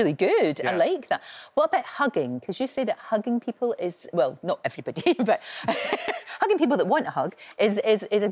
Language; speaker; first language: English; native; English